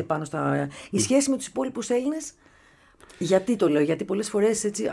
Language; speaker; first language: Greek; native; Greek